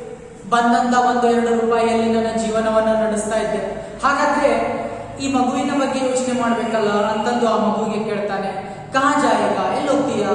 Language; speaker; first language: Kannada; native; Kannada